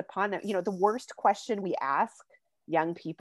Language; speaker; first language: English; native; English